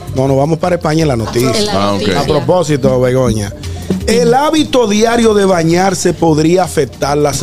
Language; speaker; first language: Spanish; native; Spanish